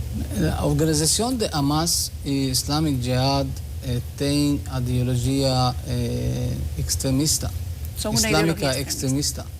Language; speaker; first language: Spanish; non-native, learner; Hebrew